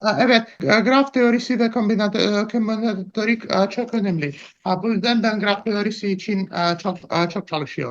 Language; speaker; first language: Turkish; non-native, learner; Russian